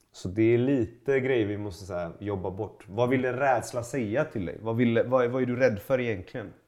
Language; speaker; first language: Swedish; early bilingual, other home language; Persian